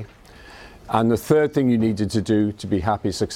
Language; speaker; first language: English; native; English